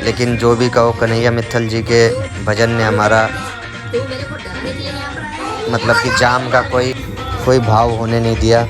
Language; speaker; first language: Hindi; native; Hindi